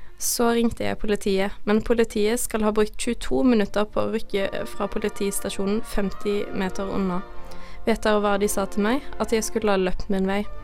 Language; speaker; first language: Norwegian; native; Norwegian